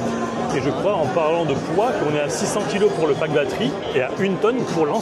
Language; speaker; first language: French; native; French